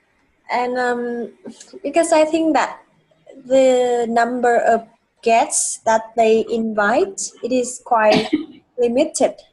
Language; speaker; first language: English; non-native, fluent; Vietnamese